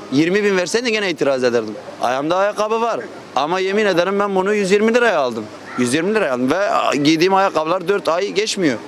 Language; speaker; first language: Turkish; non-native, local second language; Kurdish